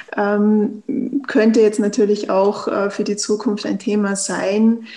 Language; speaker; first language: German; native; German